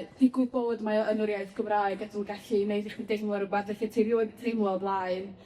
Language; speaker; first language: Welsh; native; Welsh